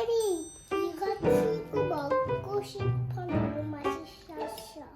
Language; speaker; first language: Korean; early bilingual, heritage; Korean